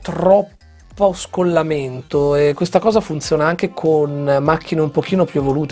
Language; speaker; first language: Italian; native; Italian